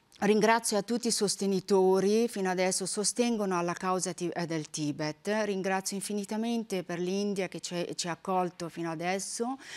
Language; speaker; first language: Italian; non-native, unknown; Tibetan